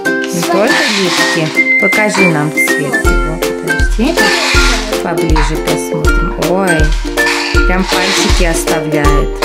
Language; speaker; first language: Russian; native; Russian